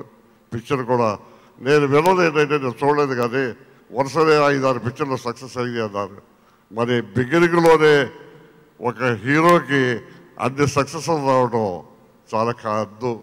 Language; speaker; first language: Telugu; native; Telugu